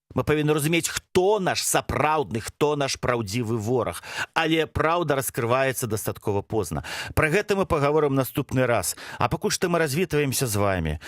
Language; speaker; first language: Belarusian; non-native, local second language; Russian